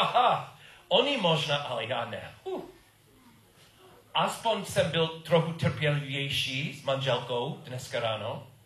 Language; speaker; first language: Czech; non-native, learner; English